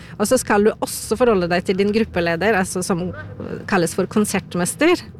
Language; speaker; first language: Norwegian; non-native, fluent; Polish